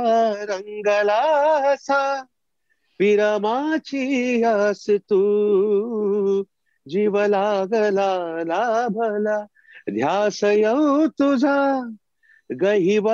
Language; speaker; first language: English; non-native, local second language; Tamil